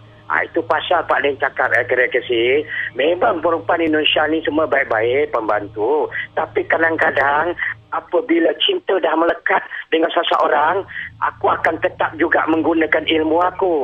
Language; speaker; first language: Malay; native; Malay